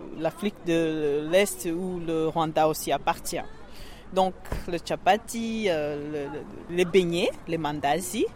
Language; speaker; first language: French; non-native, local second language; Kinyarwanda